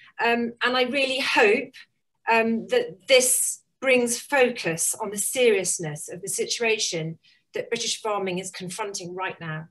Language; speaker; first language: English; native; English